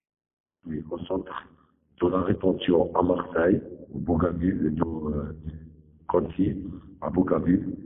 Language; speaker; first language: French; non-native, learner; Arabic